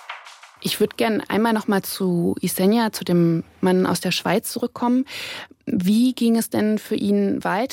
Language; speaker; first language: German; native; German